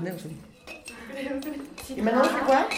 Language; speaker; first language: French; native; French